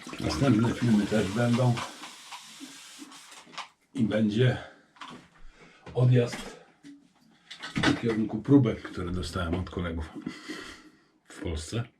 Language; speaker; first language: Polish; native; Polish